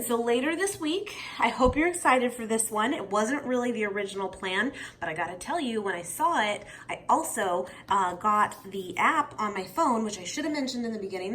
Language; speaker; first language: English; native; English